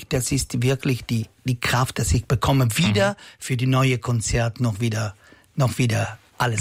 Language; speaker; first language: German; non-native, learner; Italian